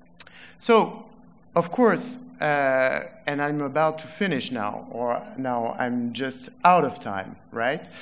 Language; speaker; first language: English; non-native, fluent; French